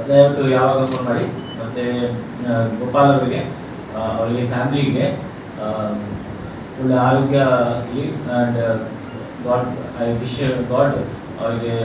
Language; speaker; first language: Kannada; non-native, learner; Hindi